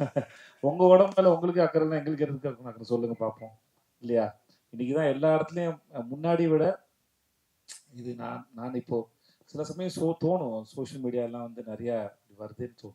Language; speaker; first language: Tamil; native; Tamil